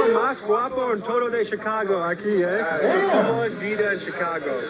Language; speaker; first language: Spanish; non-native, learner; English